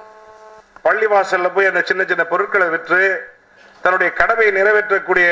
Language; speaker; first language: Tamil; native; Tamil